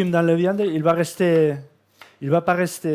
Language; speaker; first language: French; non-native, fluent; Catalan